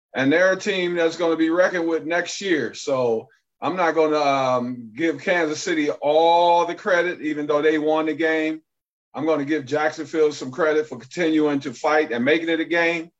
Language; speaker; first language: English; native; English